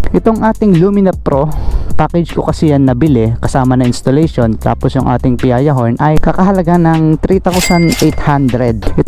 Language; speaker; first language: Filipino; native; Filipino